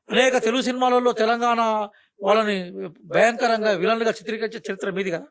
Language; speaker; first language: Telugu; native; Telugu